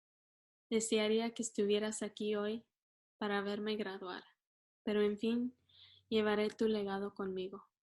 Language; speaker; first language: Spanish; early bilingual, heritage; Spanish